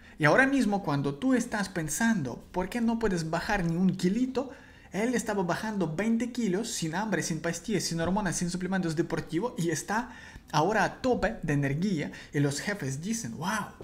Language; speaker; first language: Spanish; non-native, learner; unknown